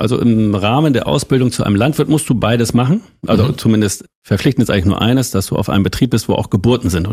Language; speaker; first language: German; native; German